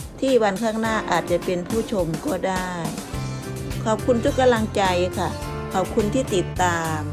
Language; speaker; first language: Thai; native; Thai